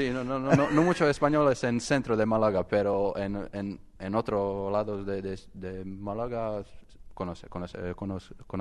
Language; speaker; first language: Spanish; non-native, learner; Croatian